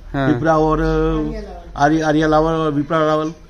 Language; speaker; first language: Hindi; non-native, local second language; Gujarati